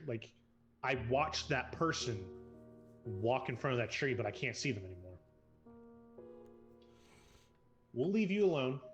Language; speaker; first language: English; native; English